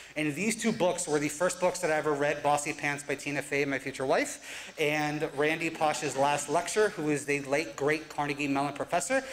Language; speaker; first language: English; native; English